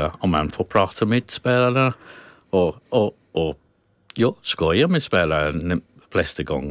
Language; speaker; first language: Swedish; non-native, fluent; English